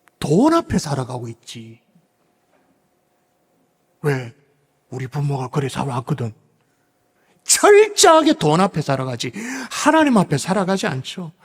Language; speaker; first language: Korean; native; Korean